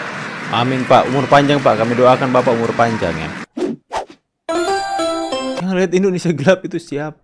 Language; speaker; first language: Indonesian; native; Indonesian